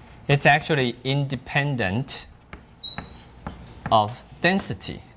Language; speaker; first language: English; non-native, fluent; Chinese